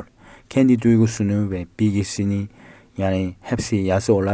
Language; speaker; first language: Turkish; non-native, fluent; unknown